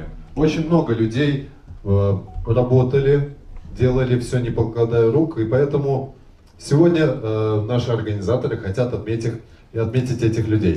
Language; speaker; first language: Russian; native; Russian